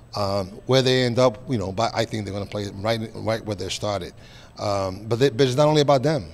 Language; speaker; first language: English; native; English